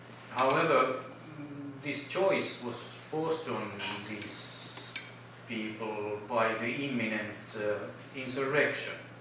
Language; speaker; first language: English; non-native, fluent; Finnish